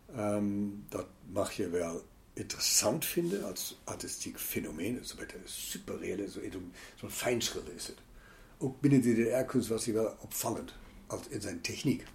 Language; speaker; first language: Dutch; non-native, fluent; German